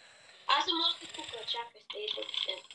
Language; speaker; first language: Bulgarian; early bilingual, heritage; English